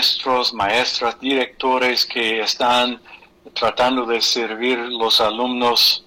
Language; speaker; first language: Spanish; non-native, fluent; English